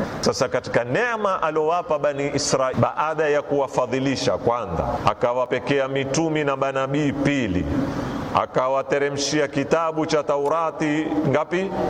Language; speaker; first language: Swahili; native; Swahili